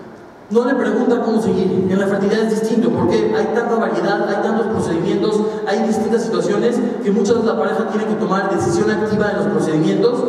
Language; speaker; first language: Spanish; native; Spanish